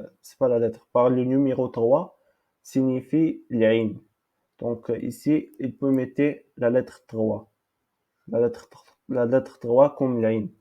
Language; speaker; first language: French; non-native, local second language; Arabic